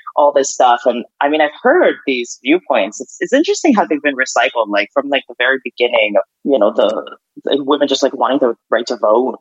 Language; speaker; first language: English; early bilingual, other home language; Ukrainian